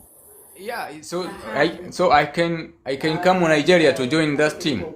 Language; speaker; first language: English; non-native, learner; Swahili